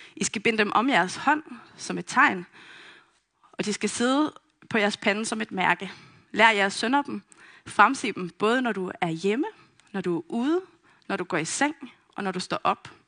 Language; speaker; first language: Danish; native; Danish